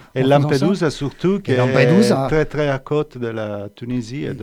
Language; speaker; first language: French; non-native, fluent; Italian